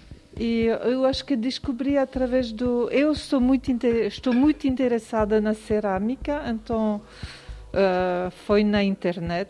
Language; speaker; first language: Portuguese; non-native, fluent; French